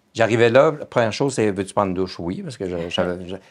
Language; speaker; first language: French; native; French